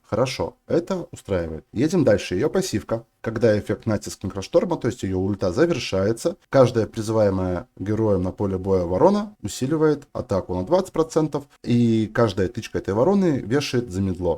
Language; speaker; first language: Russian; native; Russian